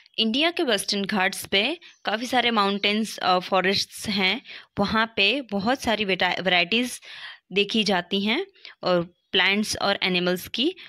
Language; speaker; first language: Hindi; non-native, local second language; Gujarati